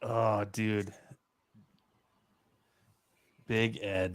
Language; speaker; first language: English; native; English